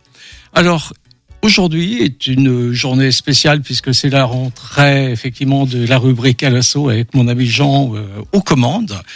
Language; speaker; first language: French; native; French